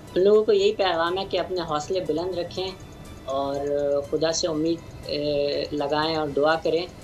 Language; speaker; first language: Urdu; native; Urdu